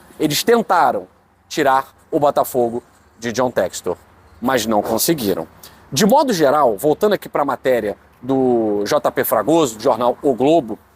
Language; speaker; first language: Portuguese; native; Portuguese